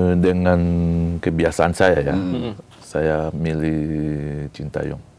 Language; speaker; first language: Indonesian; non-native, fluent; French